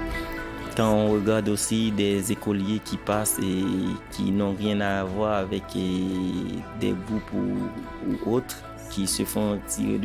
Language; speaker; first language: French; non-native, local second language; Haitian Creole